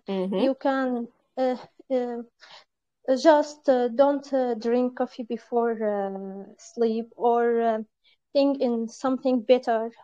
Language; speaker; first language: English; non-native, fluent; Arabic